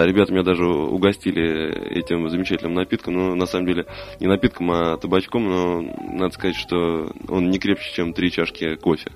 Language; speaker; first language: Russian; native; Russian